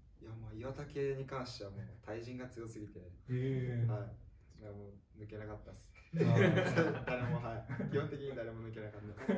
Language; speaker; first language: Japanese; native; Japanese